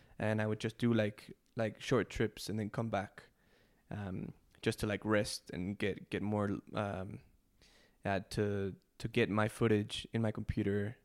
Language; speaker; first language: English; non-native, fluent; Spanish